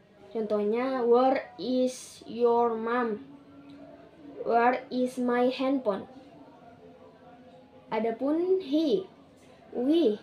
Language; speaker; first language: English; non-native, learner; Indonesian